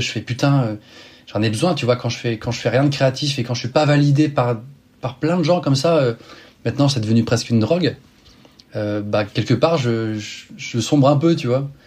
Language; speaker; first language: French; native; French